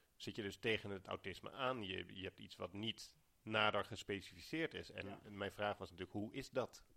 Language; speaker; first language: Dutch; native; Dutch